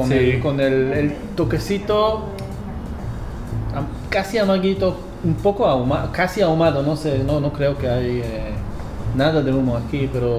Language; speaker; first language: Spanish; non-native, fluent; Hebrew